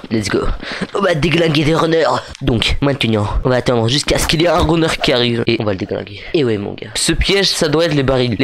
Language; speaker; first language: French; native; French